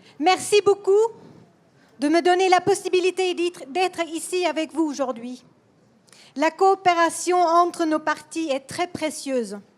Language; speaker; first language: French; non-native, fluent; Swedish